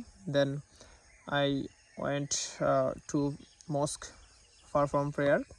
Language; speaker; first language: English; non-native, learner; Bangla